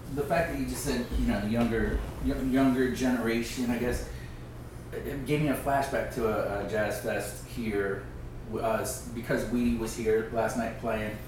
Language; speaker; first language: English; native; English